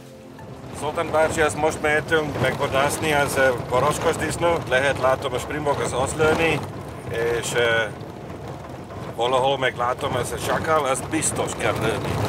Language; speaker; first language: Hungarian; non-native, learner; Afrikaans